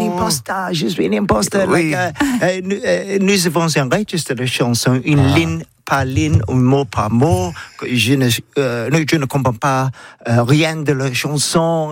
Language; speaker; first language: French; non-native, learner; English